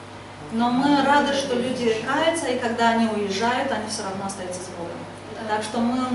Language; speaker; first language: Polish; non-native, learner; Russian